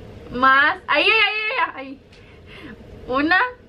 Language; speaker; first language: Spanish; early bilingual, heritage; Spanish